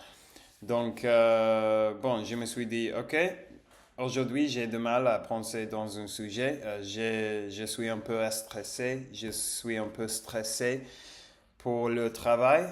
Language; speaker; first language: French; non-native, learner; English